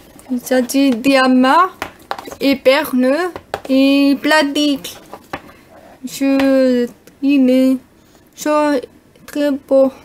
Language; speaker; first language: French; non-native, learner; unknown